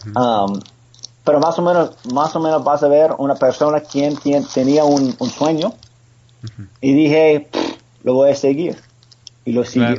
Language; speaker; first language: Spanish; non-native, fluent; English